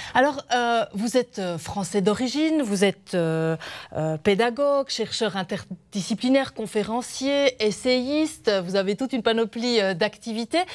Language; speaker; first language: French; native; French